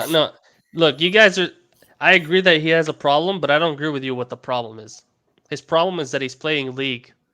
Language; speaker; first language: English; native; English